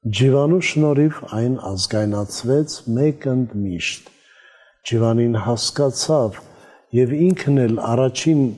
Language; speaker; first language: Armenian; native; Armenian